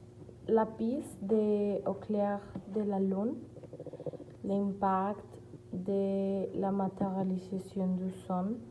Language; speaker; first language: French; non-native, learner; Spanish